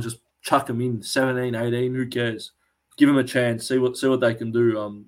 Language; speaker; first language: English; early bilingual, other home language; Greek